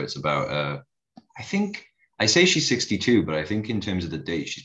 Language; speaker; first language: English; native; English